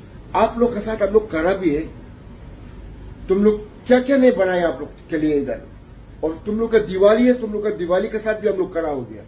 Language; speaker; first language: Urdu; non-native, learner; Arabic